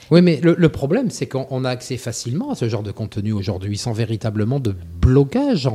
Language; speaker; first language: French; native; French